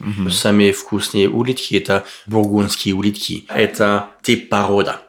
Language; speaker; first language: Russian; non-native, learner; French